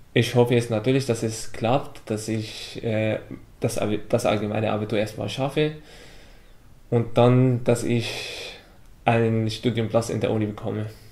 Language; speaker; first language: German; non-native, local second language; Arabic